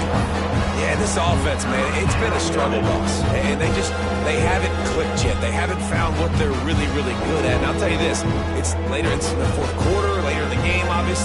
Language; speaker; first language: English; native; English